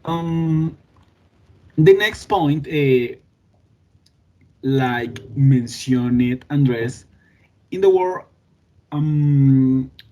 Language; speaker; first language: English; non-native, learner; Spanish